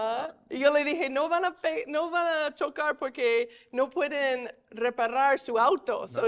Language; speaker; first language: Spanish; non-native, fluent; English